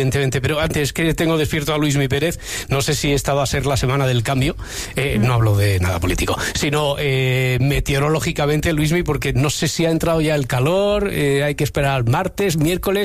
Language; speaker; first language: Spanish; native; Spanish